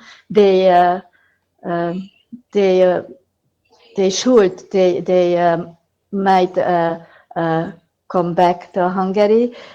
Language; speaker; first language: English; non-native, learner; Hungarian